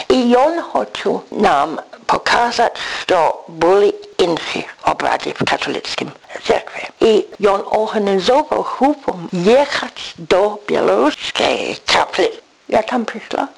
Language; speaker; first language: Ukrainian; early bilingual, heritage; English